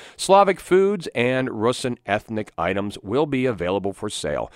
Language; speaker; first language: English; native; English